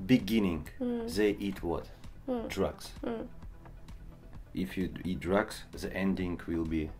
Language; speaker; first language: English; non-native, learner; Russian